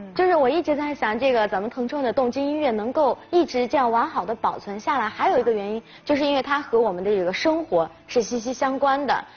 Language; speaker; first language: Chinese; native; Chinese